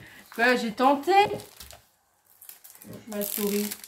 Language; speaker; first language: French; native; French